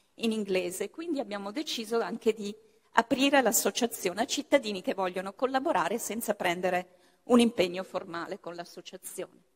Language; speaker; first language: Italian; native; Italian